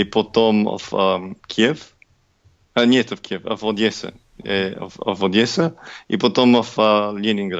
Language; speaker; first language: Russian; non-native, learner; English